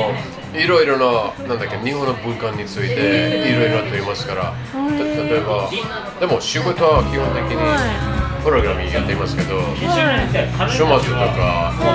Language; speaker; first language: Japanese; non-native, learner; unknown